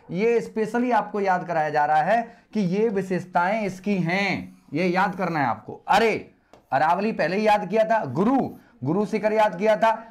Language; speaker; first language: Hindi; native; Hindi